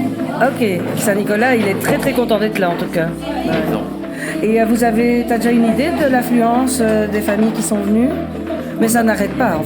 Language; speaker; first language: French; native; French